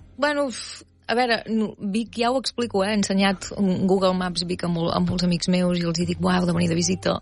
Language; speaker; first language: Catalan; native; Catalan